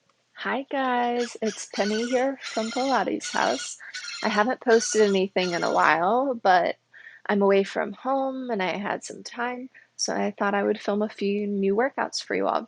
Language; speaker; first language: English; native; English